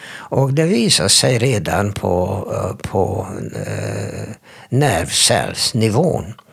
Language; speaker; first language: Swedish; non-native, fluent; Hungarian